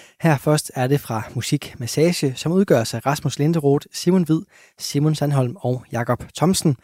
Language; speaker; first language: Danish; native; Danish